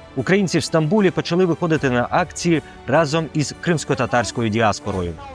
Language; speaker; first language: Ukrainian; native; Ukrainian